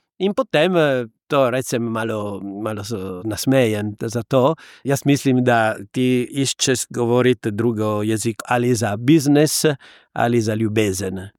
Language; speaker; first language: Slovenian; non-native, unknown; Italian